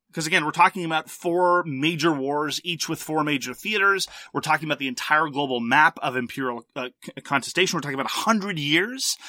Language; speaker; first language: English; early bilingual, other home language; French